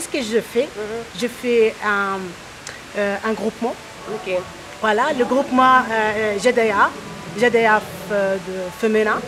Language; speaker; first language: French; non-native, local second language; Arabic